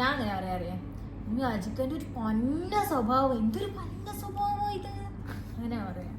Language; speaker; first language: Malayalam; native; Malayalam